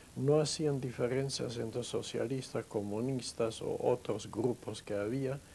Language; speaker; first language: Spanish; non-native, fluent; German